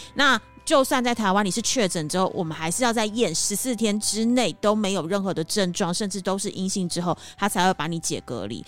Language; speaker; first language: Chinese; native; Chinese